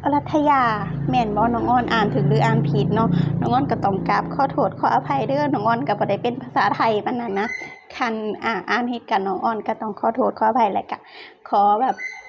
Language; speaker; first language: Thai; non-native, local second language; Lao